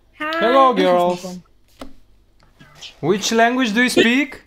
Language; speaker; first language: English; non-native, learner; Russian